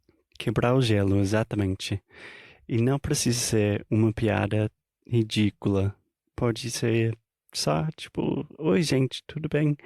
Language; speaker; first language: Portuguese; non-native, fluent; English